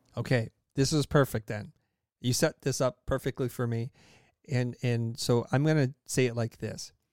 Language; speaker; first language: English; early bilingual, other home language; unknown